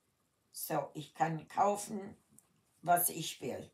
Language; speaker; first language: German; early bilingual, heritage; German